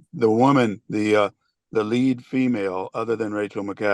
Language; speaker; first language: English; native; English